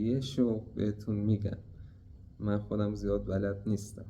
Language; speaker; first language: Persian; native; Persian